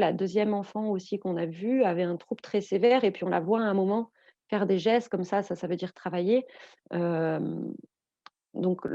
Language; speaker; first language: French; native; French